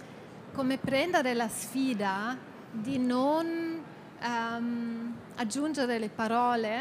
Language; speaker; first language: Italian; non-native, fluent; German